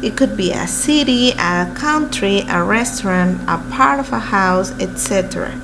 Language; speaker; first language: English; non-native, fluent; Spanish